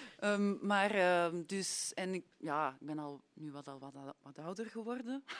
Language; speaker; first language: Dutch; native; Dutch